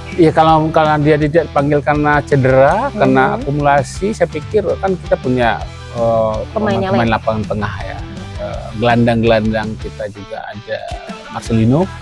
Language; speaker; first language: Indonesian; native; Indonesian